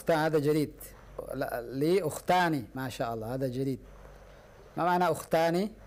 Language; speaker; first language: Arabic; non-native, fluent; Indonesian